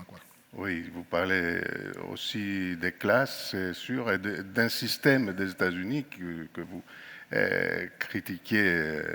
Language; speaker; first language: French; non-native, fluent; Greek